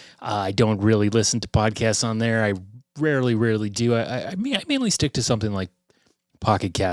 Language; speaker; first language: English; native; English